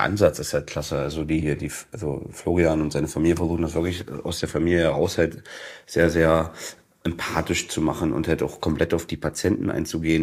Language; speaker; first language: German; native; German